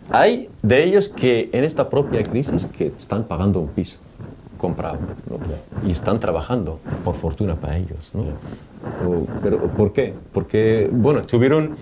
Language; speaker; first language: Spanish; non-native, fluent; Arabic